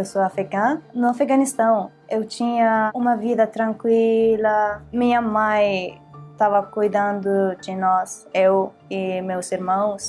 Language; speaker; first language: Portuguese; non-native, learner; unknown